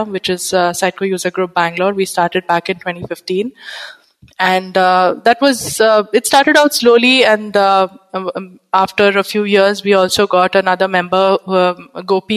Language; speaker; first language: English; non-native, local second language; Bangla